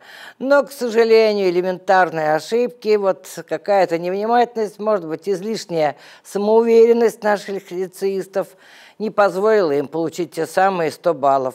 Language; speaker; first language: Russian; native; Russian